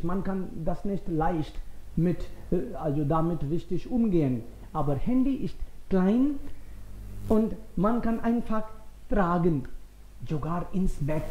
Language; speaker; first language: German; non-native, fluent; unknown